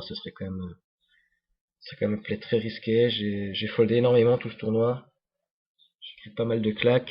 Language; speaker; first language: French; native; French